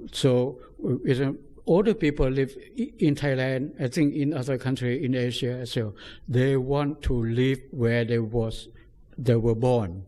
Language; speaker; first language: English; non-native, fluent; Thai